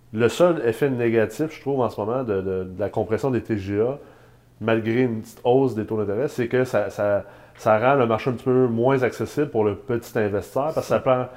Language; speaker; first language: French; native; French